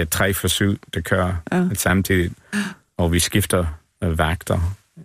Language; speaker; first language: Danish; non-native, fluent; English